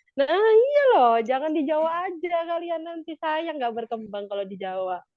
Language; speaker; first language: Indonesian; native; Indonesian